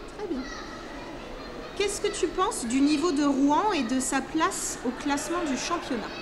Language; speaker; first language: French; native; French